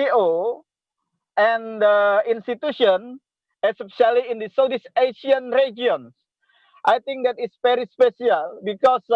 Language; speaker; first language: English; non-native, local second language; Indonesian